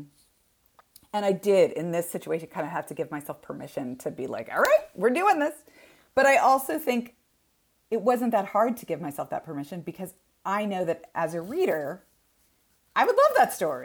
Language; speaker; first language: English; native; English